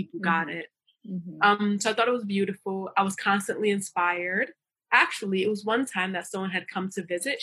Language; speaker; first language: English; native; English